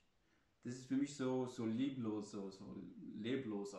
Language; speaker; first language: German; non-native, fluent; Arabic